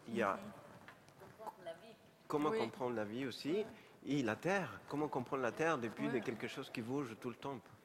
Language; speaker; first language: French; non-native, fluent; Spanish